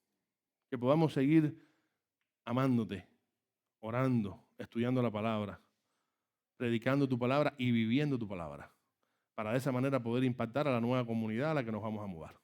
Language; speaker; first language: Spanish; native; Spanish